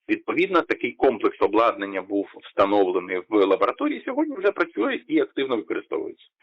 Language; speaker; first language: Ukrainian; native; Ukrainian